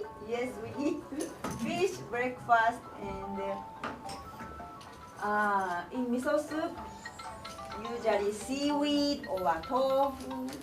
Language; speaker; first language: English; non-native, learner; Japanese